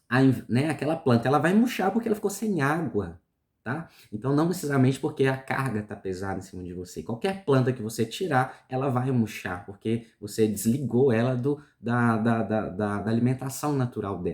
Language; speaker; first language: Portuguese; native; Portuguese